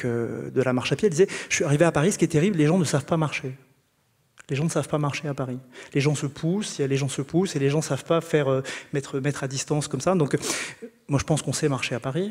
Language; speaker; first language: French; native; French